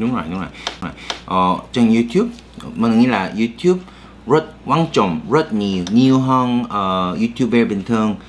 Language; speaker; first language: Vietnamese; non-native, learner; Korean